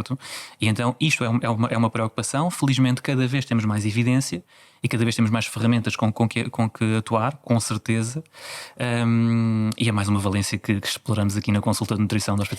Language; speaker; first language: Portuguese; native; Portuguese